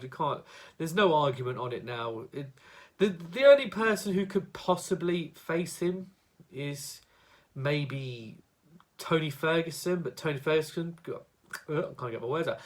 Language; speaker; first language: English; native; English